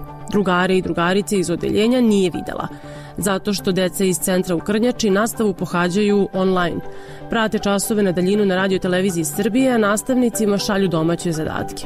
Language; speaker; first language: Serbian; native; Serbian